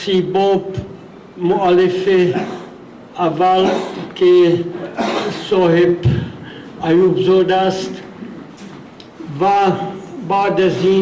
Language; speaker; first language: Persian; non-native, fluent; Czech